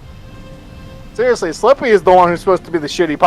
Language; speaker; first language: English; native; English